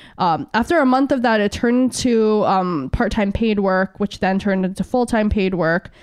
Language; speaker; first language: English; early bilingual, other home language; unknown